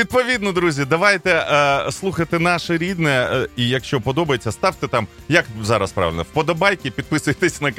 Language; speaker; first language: Ukrainian; native; Ukrainian